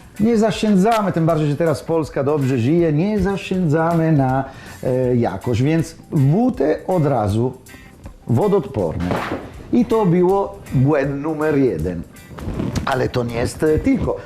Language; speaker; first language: Polish; non-native, learner; Italian